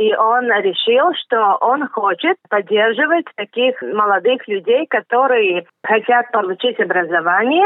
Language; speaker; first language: Russian; non-native, local second language; Latvian